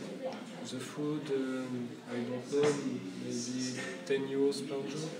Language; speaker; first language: English; non-native, learner; French